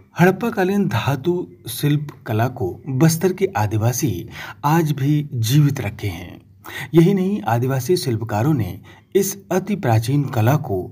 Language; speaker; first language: Hindi; native; Hindi